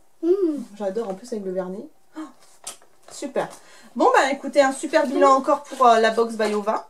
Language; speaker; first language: French; native; French